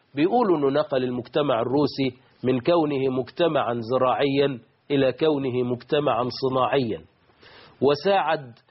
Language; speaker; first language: Arabic; native; Arabic